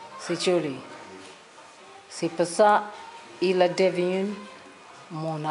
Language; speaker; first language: French; non-native, fluent; English